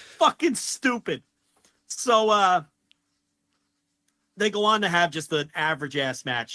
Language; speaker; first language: English; native; English